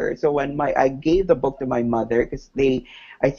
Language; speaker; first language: English; non-native, local second language; Cebuano